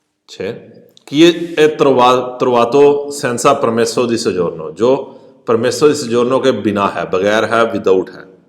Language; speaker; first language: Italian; non-native, fluent; Urdu